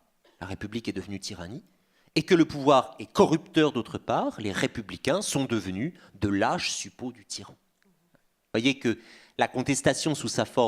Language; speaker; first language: French; native; French